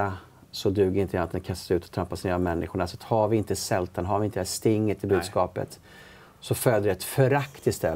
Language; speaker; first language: Swedish; native; Swedish